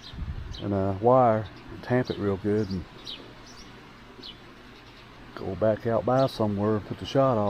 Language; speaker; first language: English; native; English